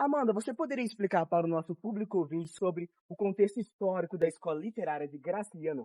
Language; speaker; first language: Portuguese; native; Portuguese